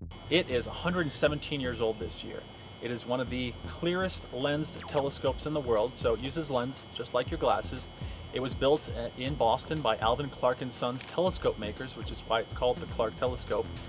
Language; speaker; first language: English; native; English